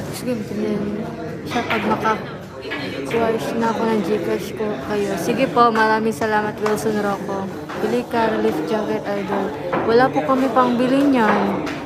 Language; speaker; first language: Filipino; non-native, local second language; Cebuano